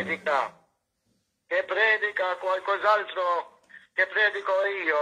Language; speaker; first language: Italian; non-native, fluent; Maltese